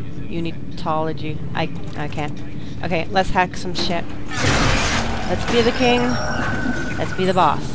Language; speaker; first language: English; non-native, fluent; Swedish